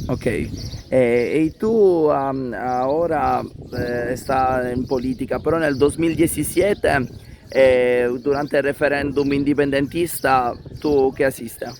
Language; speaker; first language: Spanish; non-native, fluent; Italian